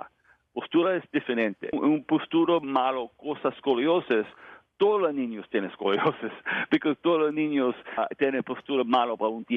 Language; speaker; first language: Spanish; non-native, learner; English